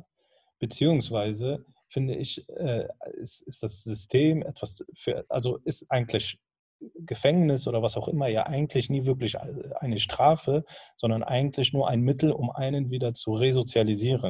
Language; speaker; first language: German; native; German